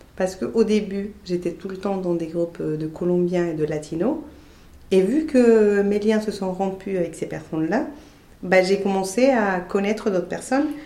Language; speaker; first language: French; non-native, fluent; Spanish